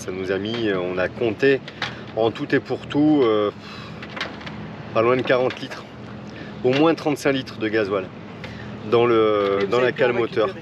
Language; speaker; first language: French; native; French